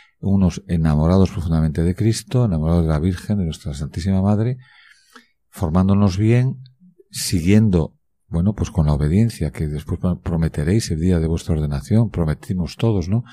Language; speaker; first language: Spanish; native; Spanish